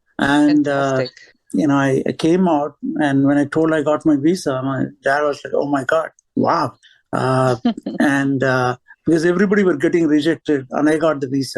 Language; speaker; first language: English; non-native, local second language; Telugu